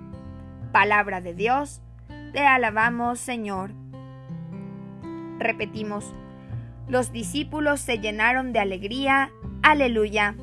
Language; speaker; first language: Spanish; native; Spanish